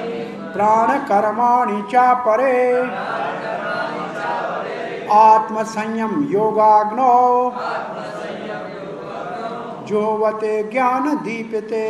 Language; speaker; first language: Hindi; native; Hindi